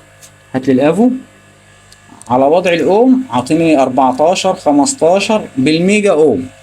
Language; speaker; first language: Arabic; native; Arabic